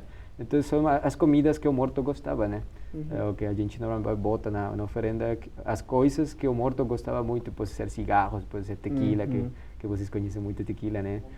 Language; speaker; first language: Portuguese; non-native, fluent; Spanish